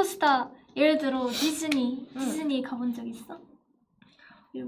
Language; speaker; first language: Korean; non-native, fluent; Japanese